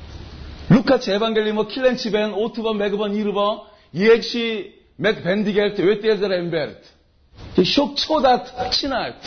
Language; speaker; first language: Hungarian; non-native, learner; Korean